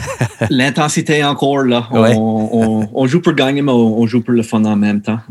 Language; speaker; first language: French; native; French